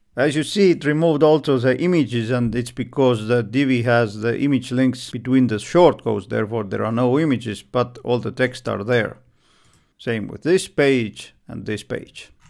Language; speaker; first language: English; non-native, fluent; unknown